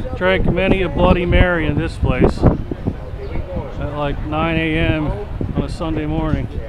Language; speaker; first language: English; native; English